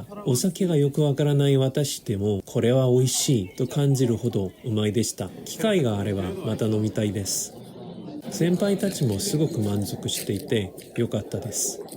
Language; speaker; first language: Japanese; non-native, learner; Korean